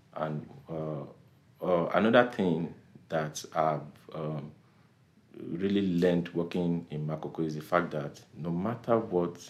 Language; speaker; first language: English; non-native, local second language; Yoruba